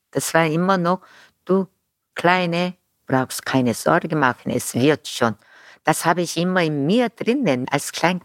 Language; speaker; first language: German; non-native, fluent; Korean